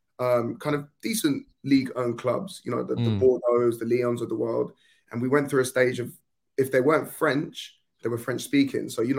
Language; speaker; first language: English; native; English